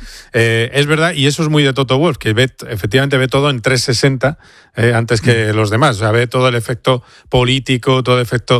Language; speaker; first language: Spanish; native; Spanish